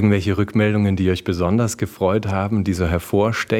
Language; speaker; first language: German; native; German